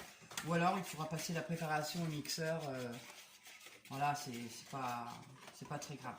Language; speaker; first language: French; native; French